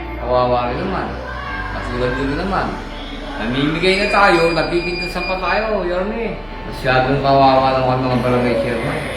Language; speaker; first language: Filipino; native; Filipino